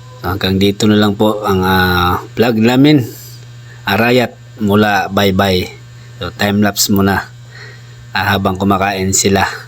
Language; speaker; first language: Filipino; non-native, local second language; Cebuano